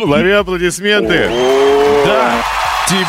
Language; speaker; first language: Russian; native; Russian